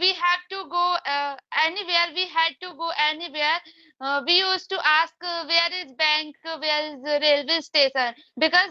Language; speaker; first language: English; non-native, learner; Hindi